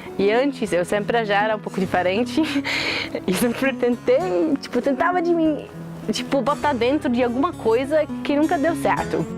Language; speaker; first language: Portuguese; non-native, fluent; German